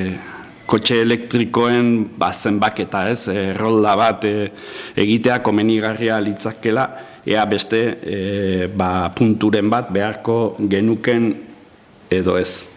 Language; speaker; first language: Basque; native; Basque